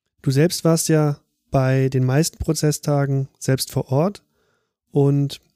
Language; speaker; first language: German; native; German